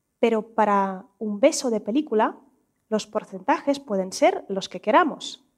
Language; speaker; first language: Spanish; non-native, fluent; Russian